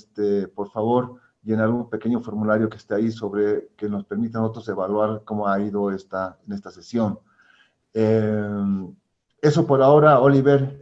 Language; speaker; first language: Spanish; native; Spanish